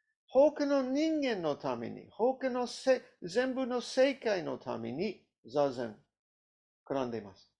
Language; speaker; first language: Japanese; non-native, learner; English